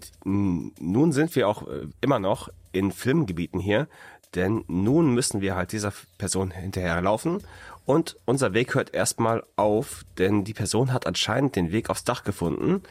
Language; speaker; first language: German; native; German